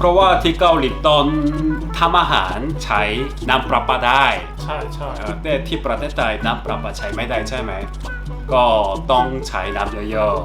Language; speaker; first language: Thai; non-native, learner; Korean